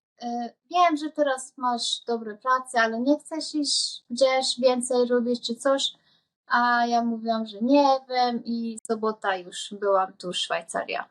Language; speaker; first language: Polish; non-native, learner; Hungarian